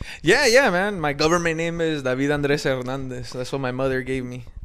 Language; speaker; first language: English; native; English